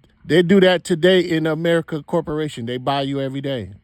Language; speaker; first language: English; native; English